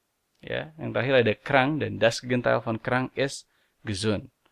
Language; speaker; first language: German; non-native, learner; Indonesian